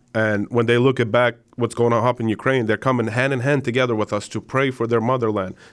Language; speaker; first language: English; non-native, fluent; Ukrainian